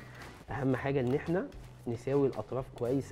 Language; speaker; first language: Arabic; native; Arabic